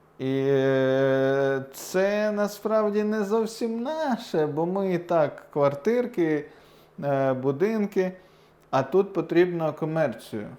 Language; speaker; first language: Ukrainian; non-native, local second language; Russian